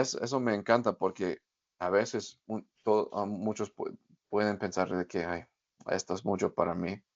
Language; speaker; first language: Spanish; non-native, fluent; English